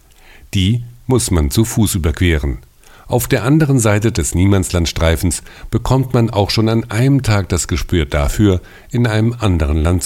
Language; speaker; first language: German; native; German